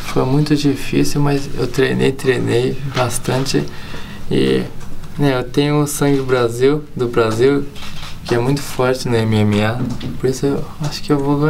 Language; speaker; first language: Portuguese; early bilingual, heritage; Portuguese